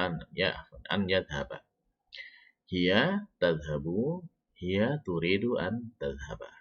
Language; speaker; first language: Arabic; non-native, fluent; Indonesian